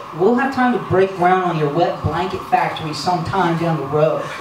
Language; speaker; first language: English; native; English